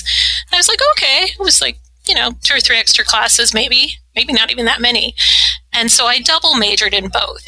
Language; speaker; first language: English; native; English